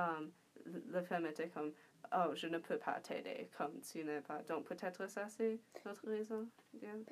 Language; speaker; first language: French; non-native, learner; English